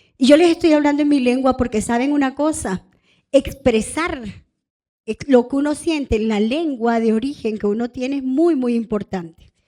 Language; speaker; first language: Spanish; non-native, local second language; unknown